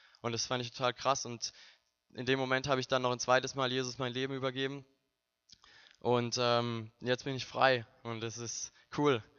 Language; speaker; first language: German; native; German